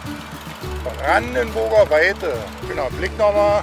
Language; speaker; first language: German; native; German